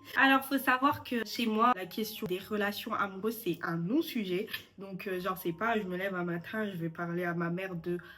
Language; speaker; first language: French; early bilingual, other home language; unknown